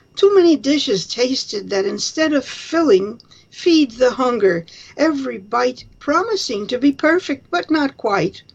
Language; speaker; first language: English; early bilingual, other home language; Spanish